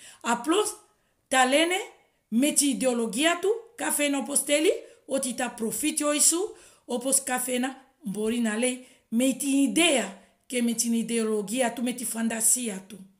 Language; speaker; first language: Greek; non-native, fluent; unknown